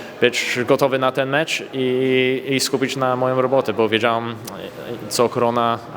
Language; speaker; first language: Polish; early bilingual, heritage; English